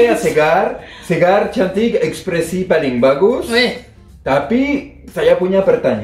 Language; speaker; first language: Indonesian; non-native, fluent; French